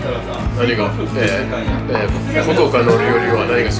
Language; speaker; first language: Japanese; non-native, learner; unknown